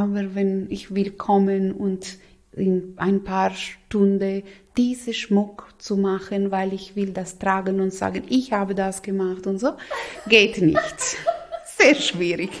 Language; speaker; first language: German; non-native, local second language; Italian